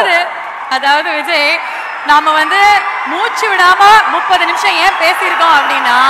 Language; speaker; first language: Tamil; native; Tamil